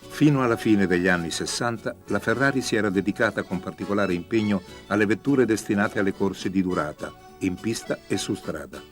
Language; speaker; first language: Italian; native; Italian